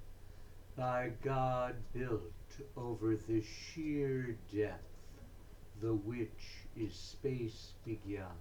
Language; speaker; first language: English; native; English